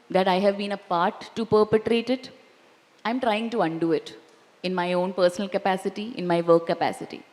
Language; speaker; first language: English; non-native, local second language; Malayalam